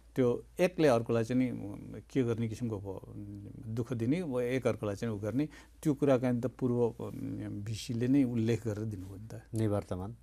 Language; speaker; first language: Nepali; native; Nepali